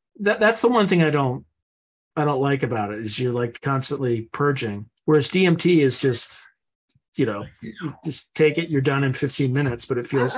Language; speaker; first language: English; native; English